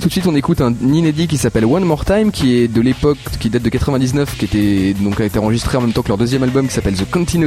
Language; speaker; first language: French; native; French